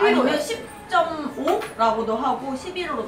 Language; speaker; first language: Korean; native; Korean